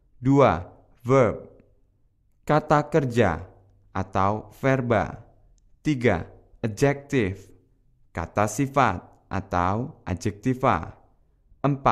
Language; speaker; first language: Indonesian; native; Indonesian